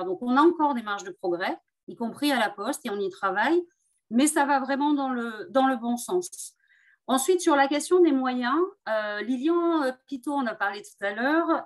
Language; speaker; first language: French; native; French